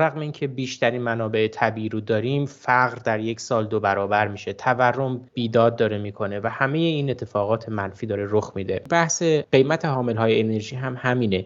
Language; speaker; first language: Persian; native; Persian